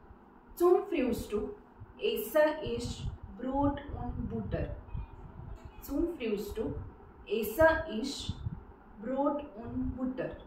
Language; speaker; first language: German; non-native, fluent; Marathi